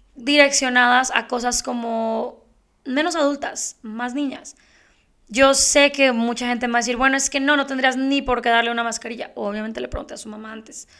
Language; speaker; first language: Spanish; native; Spanish